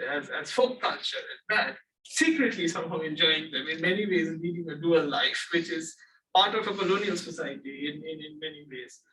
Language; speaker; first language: English; non-native, local second language; Bangla